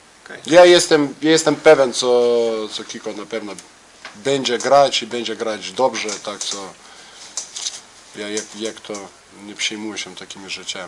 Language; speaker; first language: Polish; non-native, fluent; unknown